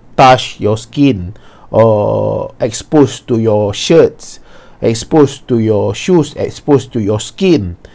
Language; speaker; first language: English; non-native, local second language; Malay